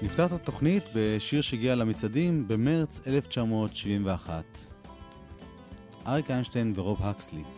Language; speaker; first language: Hebrew; native; Hebrew